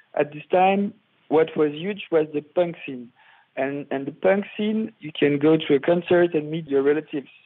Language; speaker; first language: English; non-native, fluent; French